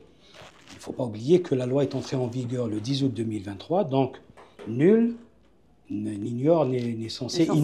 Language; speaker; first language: French; non-native, local second language; Arabic